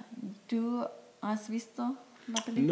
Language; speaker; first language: Spanish; non-native, fluent; English